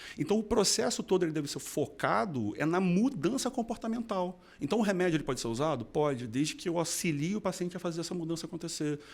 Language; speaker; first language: Portuguese; native; Portuguese